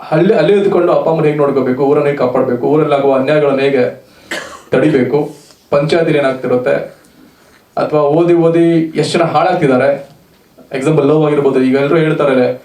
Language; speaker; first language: Kannada; native; Kannada